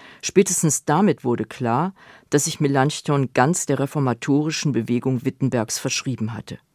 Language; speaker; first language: German; native; German